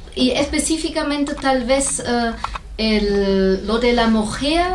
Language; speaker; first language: Spanish; non-native, fluent; German